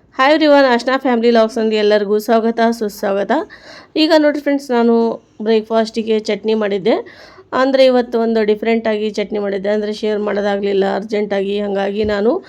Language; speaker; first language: Kannada; non-native, local second language; Urdu